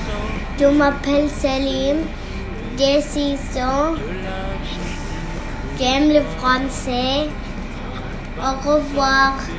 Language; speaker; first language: French; non-native, learner; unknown